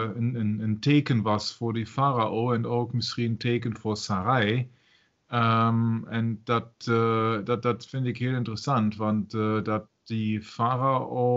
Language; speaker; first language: Dutch; non-native, learner; German